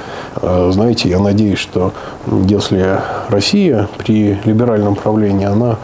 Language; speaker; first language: Russian; native; Russian